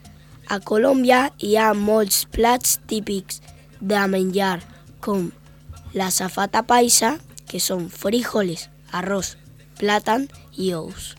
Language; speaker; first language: Catalan; early bilingual, other home language; Spanish